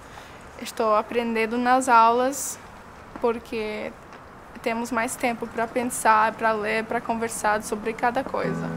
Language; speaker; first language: Portuguese; non-native, fluent; Spanish